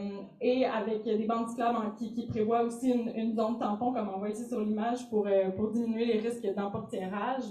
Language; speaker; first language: French; native; French